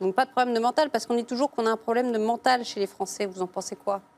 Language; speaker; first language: French; native; French